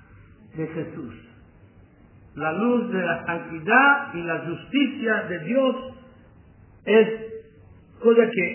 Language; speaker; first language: Spanish; non-native, learner; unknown